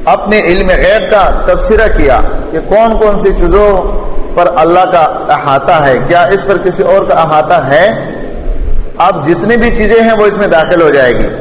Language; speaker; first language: Urdu; non-native, local second language; Pashto